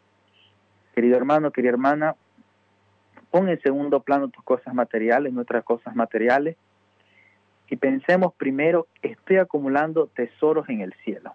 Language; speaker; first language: Spanish; native; Spanish